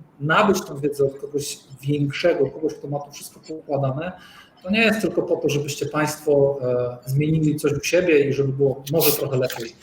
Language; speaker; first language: Polish; native; Polish